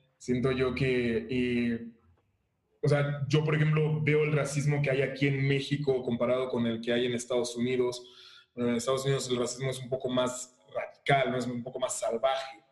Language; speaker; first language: Spanish; early bilingual, other home language; Haitian Creole